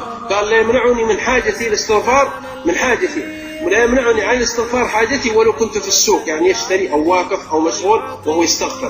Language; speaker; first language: Arabic; native; Arabic